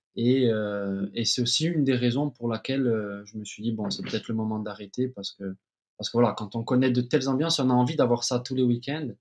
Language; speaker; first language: French; native; French